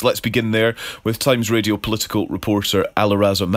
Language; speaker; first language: English; native; English